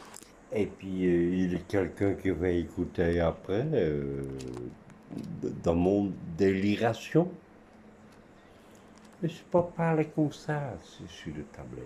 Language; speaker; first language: French; non-native, fluent; Dutch